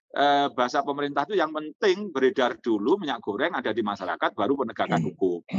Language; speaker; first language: Indonesian; native; Indonesian